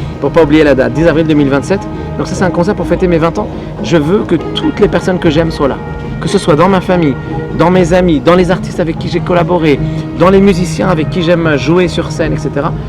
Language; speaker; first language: French; early bilingual, other home language; Arabic